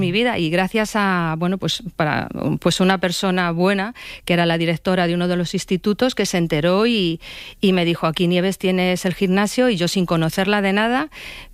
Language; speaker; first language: Spanish; native; Spanish